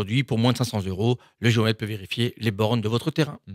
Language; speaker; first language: French; native; French